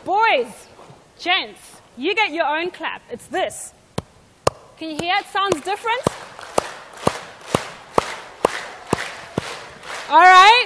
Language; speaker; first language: English; non-native, local second language; Shona